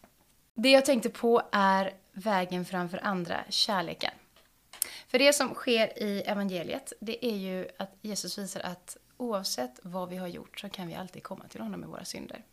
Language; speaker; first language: Swedish; native; Swedish